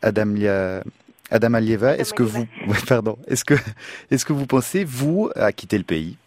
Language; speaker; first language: French; native; French